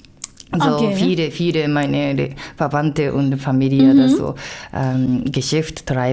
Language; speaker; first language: German; non-native, learner; Japanese